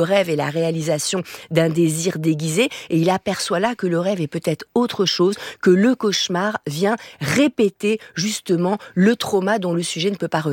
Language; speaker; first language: French; native; French